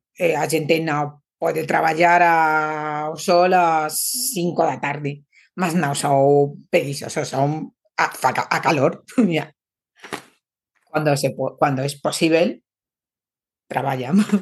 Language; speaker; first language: Portuguese; non-native, fluent; Spanish